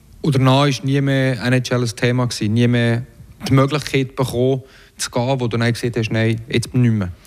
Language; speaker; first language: German; native; German